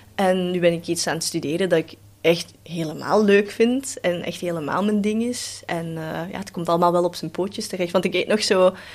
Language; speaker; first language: Dutch; early bilingual, other home language; Cantonese